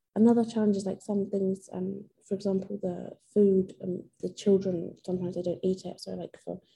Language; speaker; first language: English; non-native, fluent; Persian